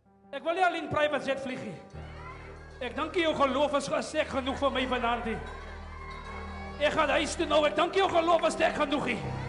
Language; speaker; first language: Afrikaans; native; Afrikaans